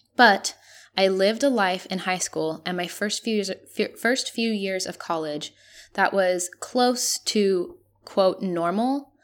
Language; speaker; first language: English; non-native, fluent; Spanish